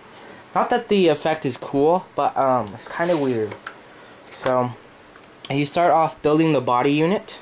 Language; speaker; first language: English; native; English